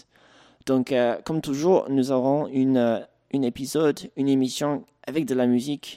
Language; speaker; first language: French; native; French